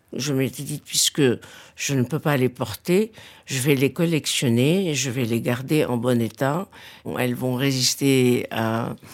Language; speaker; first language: French; non-native, local second language; Arabic